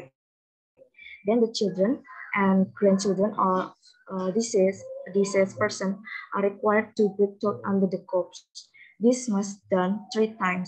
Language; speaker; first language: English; non-native, learner; Indonesian